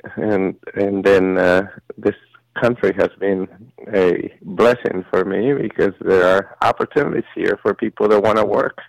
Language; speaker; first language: English; early bilingual, other home language; Spanish